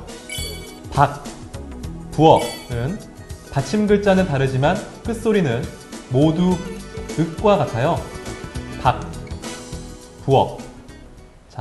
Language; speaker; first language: Korean; native; Korean